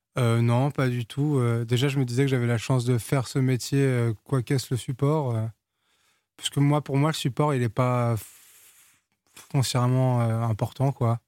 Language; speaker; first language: French; early bilingual, other home language; Portuguese